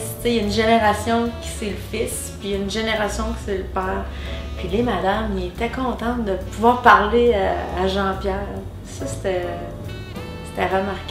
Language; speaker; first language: French; native; French